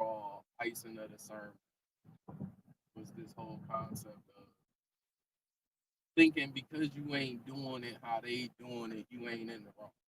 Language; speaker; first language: English; native; English